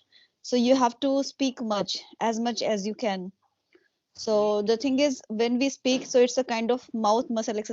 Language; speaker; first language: English; non-native, local second language; Hindi